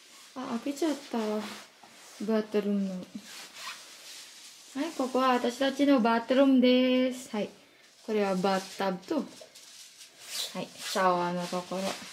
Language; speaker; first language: Japanese; non-native, learner; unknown